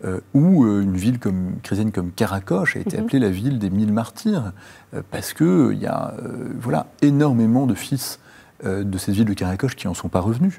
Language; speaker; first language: French; native; French